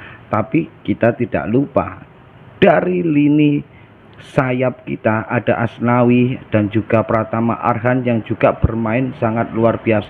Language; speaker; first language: Indonesian; native; Indonesian